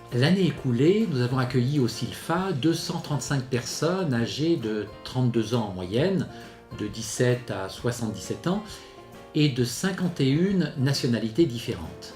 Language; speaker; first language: French; native; French